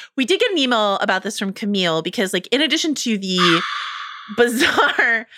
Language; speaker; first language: English; native; English